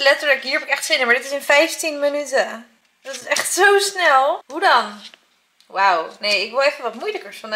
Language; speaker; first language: Dutch; native; Dutch